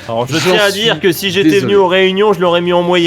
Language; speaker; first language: French; native; French